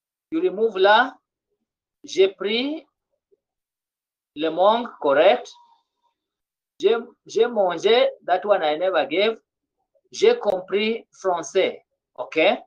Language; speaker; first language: French; non-native, fluent; Swahili